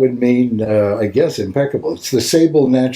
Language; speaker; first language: English; native; English